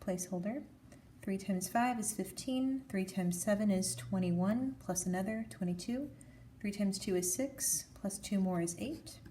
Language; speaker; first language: English; native; English